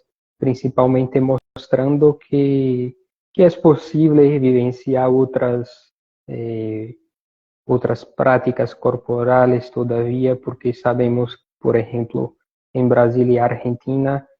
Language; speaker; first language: Spanish; non-native, fluent; Portuguese